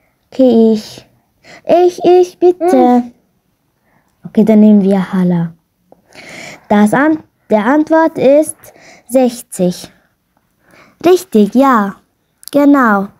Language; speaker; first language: German; non-native, learner; Arabic